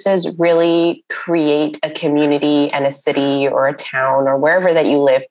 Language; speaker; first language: English; non-native, local second language; Urdu